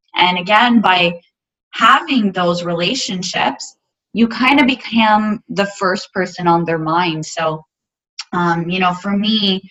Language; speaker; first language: English; native; English